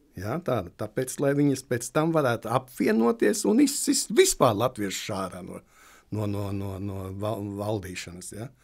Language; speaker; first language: Latvian; native; Latvian